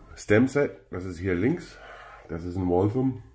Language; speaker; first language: German; non-native, fluent; English